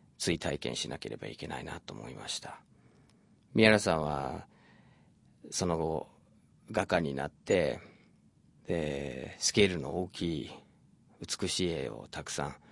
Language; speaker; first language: Japanese; native; Japanese